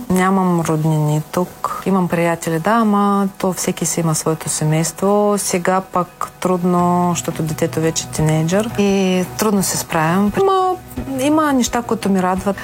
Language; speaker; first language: Bulgarian; non-native, fluent; Ukrainian